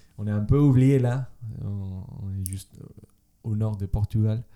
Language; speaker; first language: French; non-native, learner; Spanish